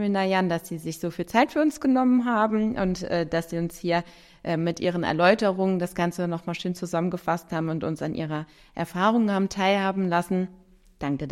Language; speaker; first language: German; native; German